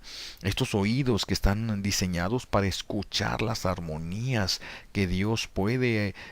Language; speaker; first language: Spanish; native; Spanish